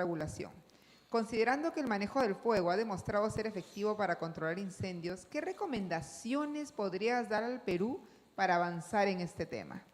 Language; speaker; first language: Spanish; native; Spanish